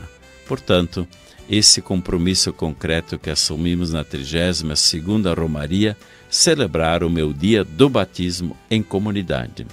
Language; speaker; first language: Portuguese; native; Portuguese